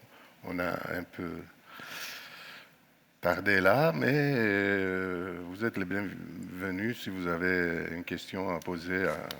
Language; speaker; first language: French; non-native, fluent; Greek